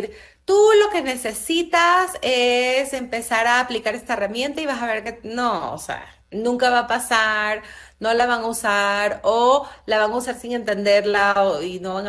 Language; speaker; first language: Spanish; native; Spanish